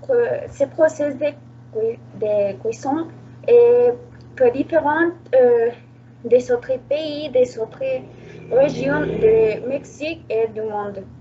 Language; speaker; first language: French; non-native, learner; Spanish